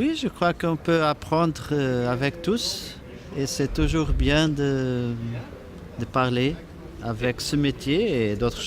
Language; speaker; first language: French; non-native, fluent; Portuguese